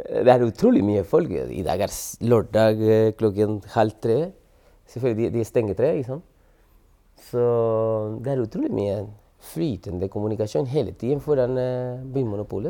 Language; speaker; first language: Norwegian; non-native, fluent; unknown